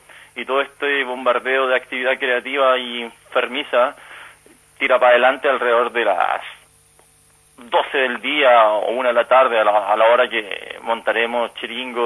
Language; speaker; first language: Spanish; native; Spanish